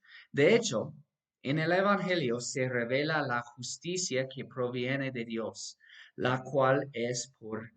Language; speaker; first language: Spanish; non-native, fluent; English